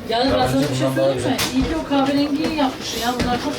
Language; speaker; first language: Turkish; native; Turkish